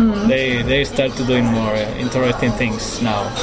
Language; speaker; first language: English; non-native, learner; Spanish